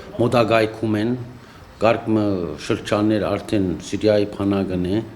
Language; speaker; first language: Armenian; native; Armenian